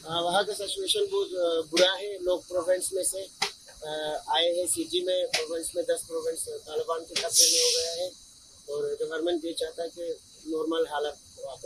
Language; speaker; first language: Hindi; non-native, fluent; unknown